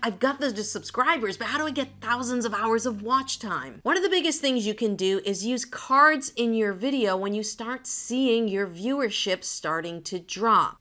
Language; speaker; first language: English; native; English